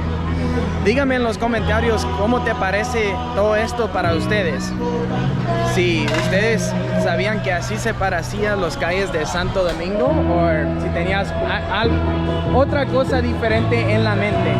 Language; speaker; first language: Spanish; non-native, fluent; English